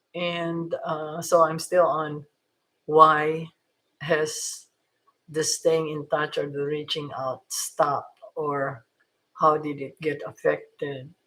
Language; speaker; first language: English; non-native, local second language; Filipino